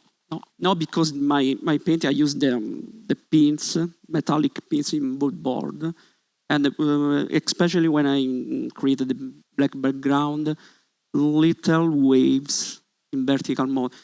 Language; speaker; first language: English; non-native, learner; Italian